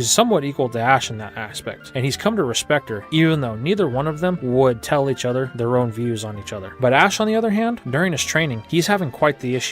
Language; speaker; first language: English; native; English